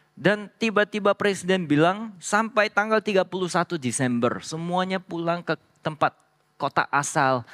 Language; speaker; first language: Indonesian; non-native, fluent; Korean